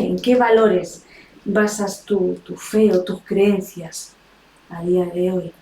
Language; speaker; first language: Spanish; native; Spanish